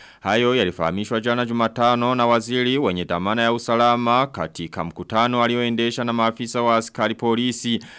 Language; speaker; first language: Swahili; non-native, local second language; Rundi